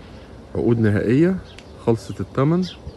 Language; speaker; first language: Arabic; native; Arabic